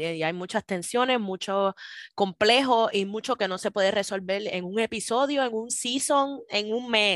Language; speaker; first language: Spanish; native; Spanish